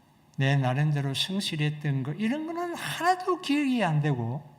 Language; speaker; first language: Korean; native; Korean